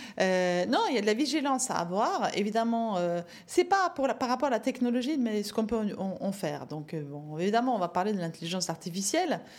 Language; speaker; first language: French; non-native, fluent; Norwegian